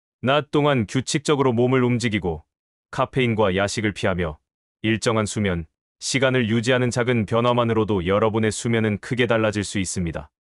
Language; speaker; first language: Korean; native; Korean